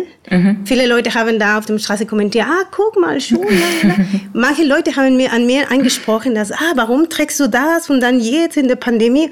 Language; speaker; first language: German; non-native, fluent; Spanish